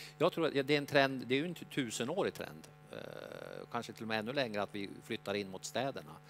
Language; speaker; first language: Swedish; native; Swedish